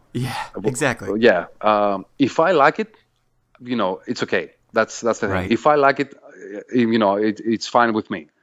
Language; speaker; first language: English; non-native, fluent; Greek